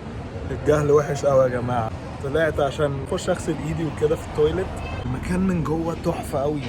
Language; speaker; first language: Arabic; native; Arabic